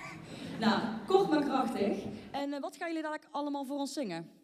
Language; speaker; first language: Dutch; native; Dutch